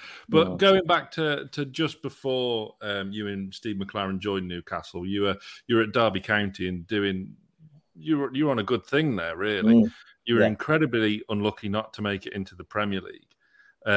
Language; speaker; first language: English; native; English